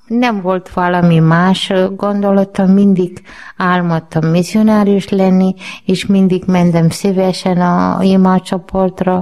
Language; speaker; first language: Hungarian; non-native, learner; Malayalam